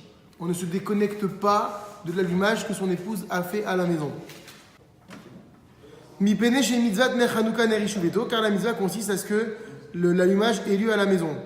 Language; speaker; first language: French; native; French